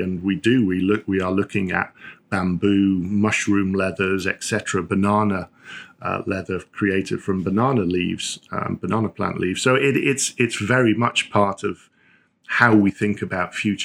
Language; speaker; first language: English; native; English